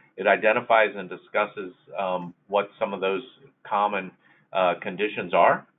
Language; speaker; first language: English; native; English